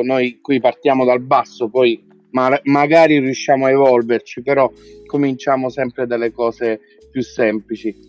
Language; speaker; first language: Italian; native; Italian